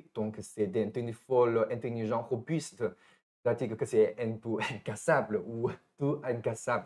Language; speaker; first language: French; non-native, fluent; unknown